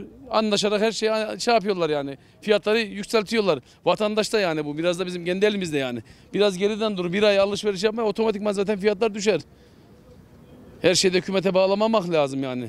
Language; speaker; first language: Turkish; native; Turkish